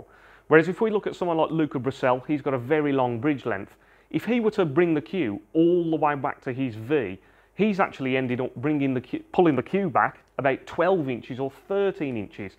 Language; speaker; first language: English; native; English